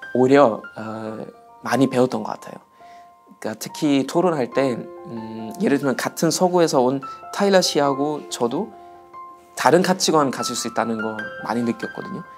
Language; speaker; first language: Korean; non-native, fluent; German